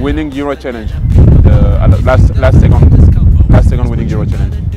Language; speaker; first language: English; non-native, fluent; French